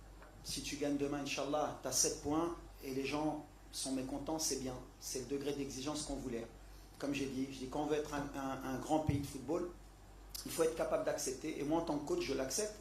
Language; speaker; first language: French; native; French